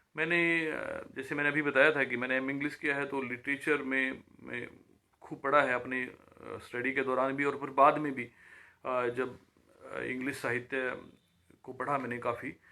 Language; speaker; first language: Hindi; native; Hindi